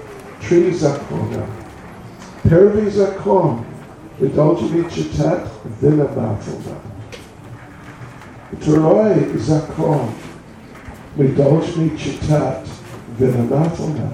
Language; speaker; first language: Russian; non-native, learner; English